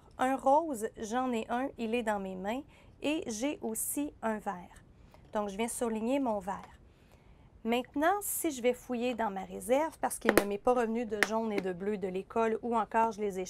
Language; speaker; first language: French; native; French